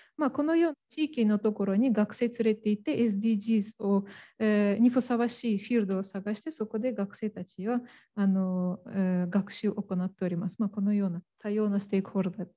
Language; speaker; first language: Japanese; non-native, fluent; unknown